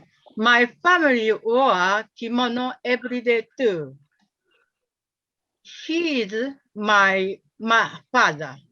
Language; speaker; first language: English; non-native, learner; Japanese